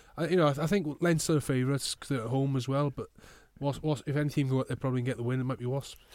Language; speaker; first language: English; native; English